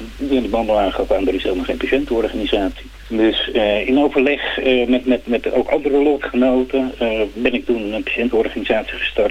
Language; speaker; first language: Dutch; native; Dutch